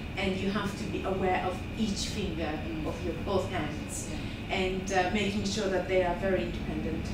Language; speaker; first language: English; non-native, fluent; Japanese